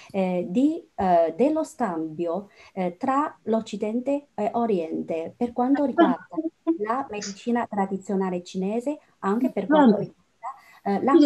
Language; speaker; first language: Italian; non-native, fluent; Chinese